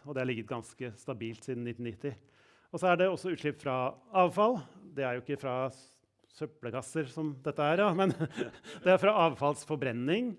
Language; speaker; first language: Norwegian; native; Norwegian